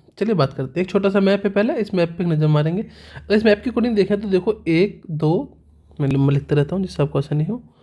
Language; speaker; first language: Hindi; native; Hindi